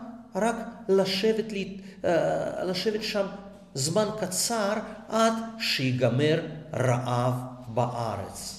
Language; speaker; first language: Hebrew; non-native, fluent; Russian